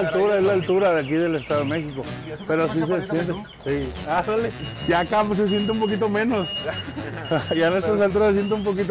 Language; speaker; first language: Spanish; native; Spanish